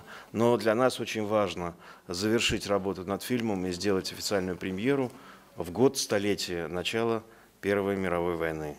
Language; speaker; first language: Russian; native; Russian